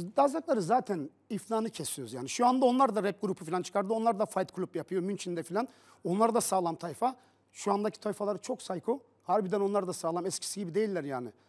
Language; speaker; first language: Turkish; early bilingual, heritage; Turkish